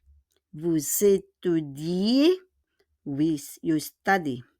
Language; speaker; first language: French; non-native, fluent; Filipino